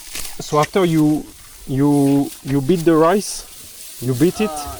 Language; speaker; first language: English; non-native, learner; French